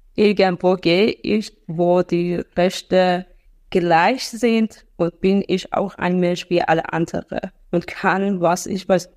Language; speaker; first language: German; non-native, fluent; Persian